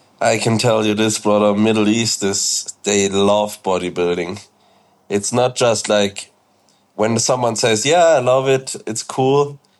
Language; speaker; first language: English; non-native, fluent; German